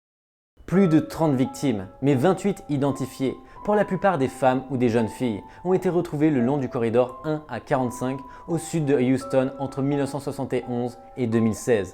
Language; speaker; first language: French; native; French